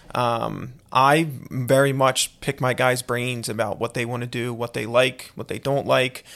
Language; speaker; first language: English; native; English